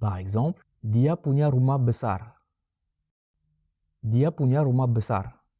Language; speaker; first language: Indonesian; non-native, fluent; French